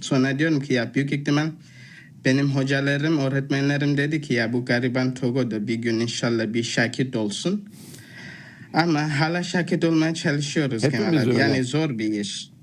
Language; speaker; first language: Turkish; non-native, fluent; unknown